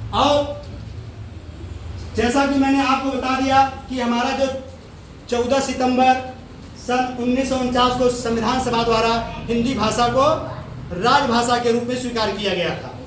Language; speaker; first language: Hindi; native; Hindi